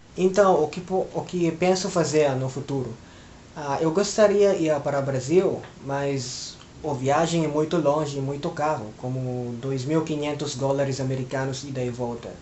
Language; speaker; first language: Portuguese; non-native, fluent; Filipino